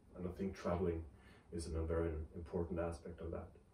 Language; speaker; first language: English; non-native, fluent; Norwegian